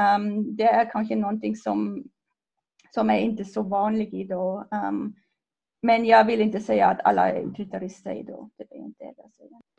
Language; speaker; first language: Swedish; non-native, fluent; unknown